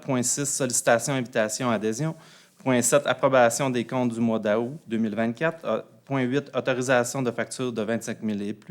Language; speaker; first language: French; native; French